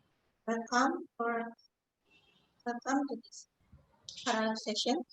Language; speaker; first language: English; non-native, fluent; Indonesian